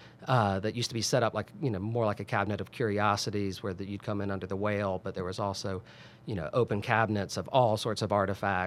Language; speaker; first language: English; native; English